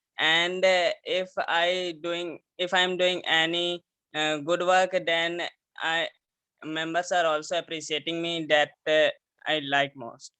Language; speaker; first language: English; non-native, learner; Hindi